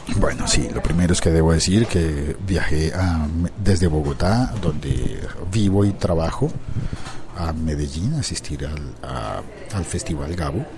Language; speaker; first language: Spanish; native; Spanish